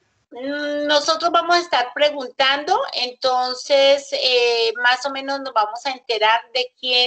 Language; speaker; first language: Spanish; native; Spanish